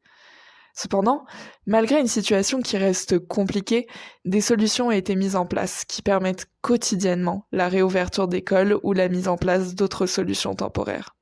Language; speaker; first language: French; native; French